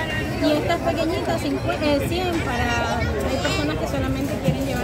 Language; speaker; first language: Spanish; native; Spanish